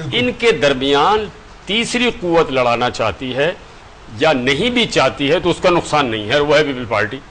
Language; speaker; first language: Urdu; native; Urdu